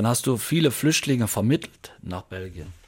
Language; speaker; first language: German; native; German